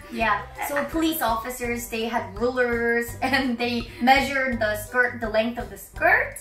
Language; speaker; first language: English; non-native, fluent; Korean